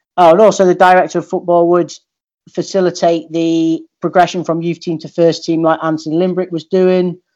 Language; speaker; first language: English; native; English